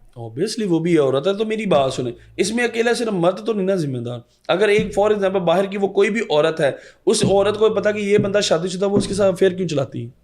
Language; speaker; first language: Urdu; non-native, local second language; Punjabi